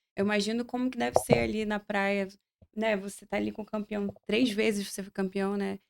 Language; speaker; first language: Portuguese; native; Portuguese